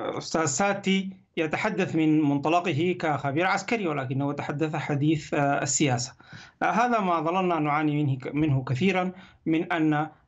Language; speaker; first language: Arabic; native; Arabic